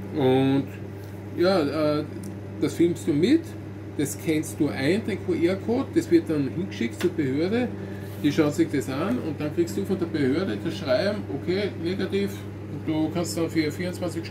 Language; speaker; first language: German; native; German